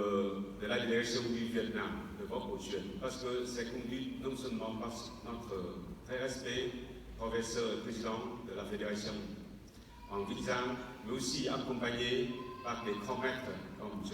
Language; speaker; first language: French; non-native, fluent; Vietnamese